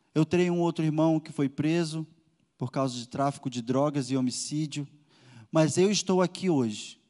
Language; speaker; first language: Portuguese; native; Portuguese